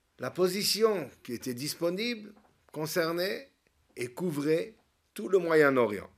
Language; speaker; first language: French; native; French